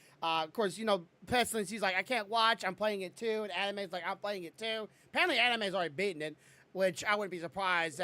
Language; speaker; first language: English; native; English